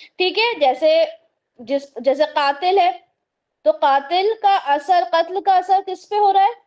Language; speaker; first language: Urdu; native; Urdu